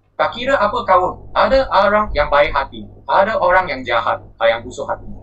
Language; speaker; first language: Malay; non-native, local second language; Chinese